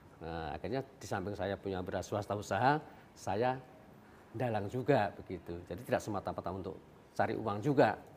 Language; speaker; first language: Indonesian; non-native, local second language; Javanese